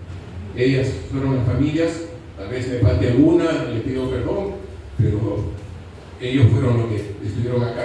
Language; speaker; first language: Spanish; native; Spanish